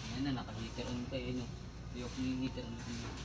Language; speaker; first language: Filipino; native; Filipino